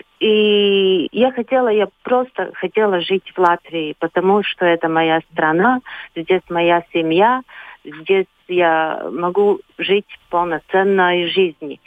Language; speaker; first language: Russian; non-native, local second language; Latvian